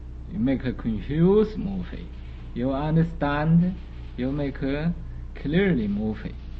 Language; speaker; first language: English; non-native, learner; Chinese